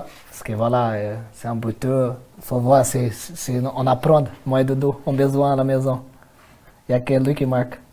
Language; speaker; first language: French; non-native, fluent; Portuguese